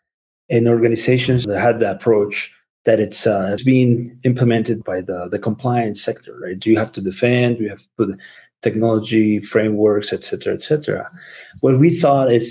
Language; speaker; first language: English; non-native, fluent; Spanish